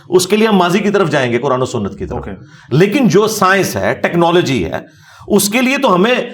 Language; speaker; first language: Urdu; native; Urdu